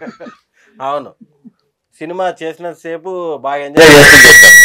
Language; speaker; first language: Telugu; native; Telugu